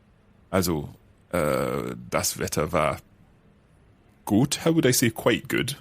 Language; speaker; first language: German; non-native, fluent; English